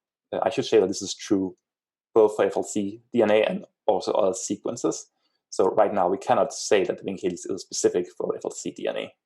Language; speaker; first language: English; non-native, fluent; Danish